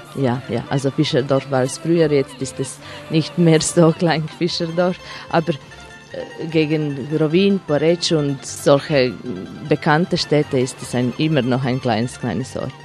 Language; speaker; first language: German; non-native, fluent; Croatian